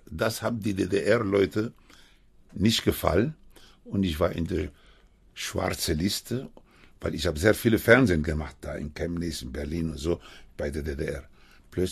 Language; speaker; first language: German; non-native, fluent; Spanish